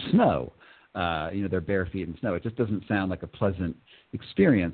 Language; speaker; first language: English; native; English